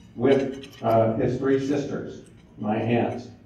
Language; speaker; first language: English; native; English